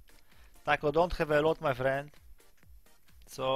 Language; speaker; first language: English; non-native, learner; Polish